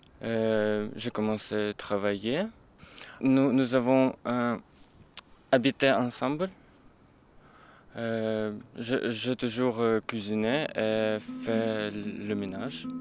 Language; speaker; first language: French; non-native, learner; Ukrainian